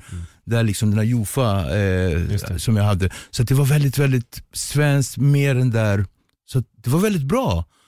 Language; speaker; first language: Swedish; early bilingual, other home language; Kabuverdianu